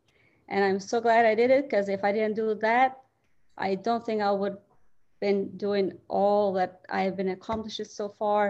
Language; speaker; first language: English; non-native, fluent; Albanian